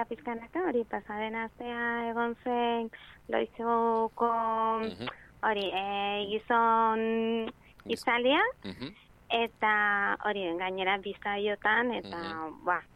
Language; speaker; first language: Basque; non-native, local second language; Spanish